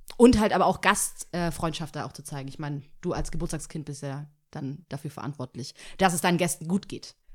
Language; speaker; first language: German; early bilingual, other home language; Tigrinya